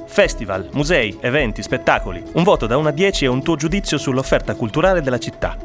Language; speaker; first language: Italian; native; Italian